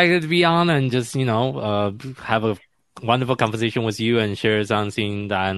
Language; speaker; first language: English; non-native, fluent; Chinese